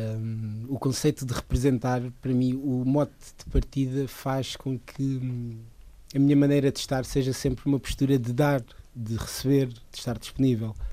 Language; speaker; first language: Portuguese; early bilingual, other home language; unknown